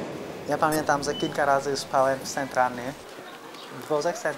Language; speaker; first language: Polish; non-native, learner; Vietnamese